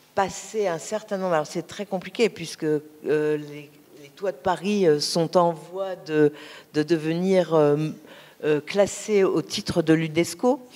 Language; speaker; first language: French; native; French